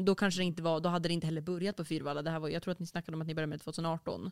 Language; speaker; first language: Swedish; native; Swedish